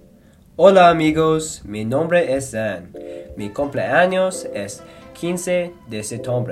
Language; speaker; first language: Spanish; non-native, learner; English